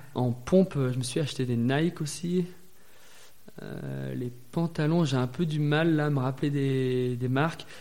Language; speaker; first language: French; native; French